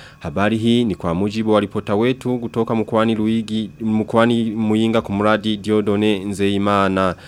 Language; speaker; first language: Swahili; non-native, local second language; Rundi